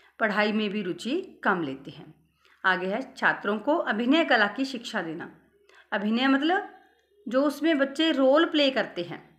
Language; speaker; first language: Hindi; non-native, local second language; Punjabi